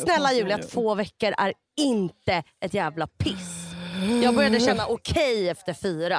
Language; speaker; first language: Swedish; native; Swedish